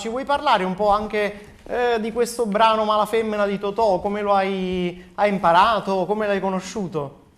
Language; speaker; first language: Italian; native; Italian